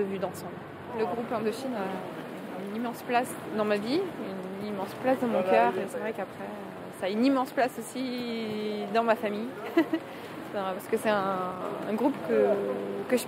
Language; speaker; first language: French; native; French